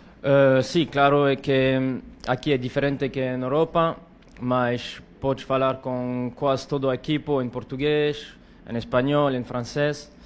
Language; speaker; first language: Portuguese; non-native, learner; French